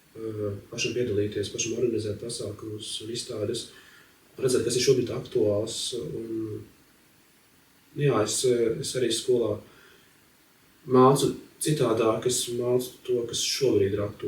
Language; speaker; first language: Latvian; native; Latvian